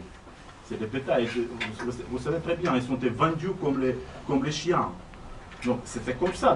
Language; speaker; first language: French; non-native, learner; Russian